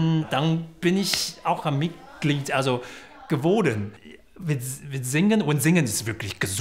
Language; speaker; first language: German; non-native, fluent; Chinese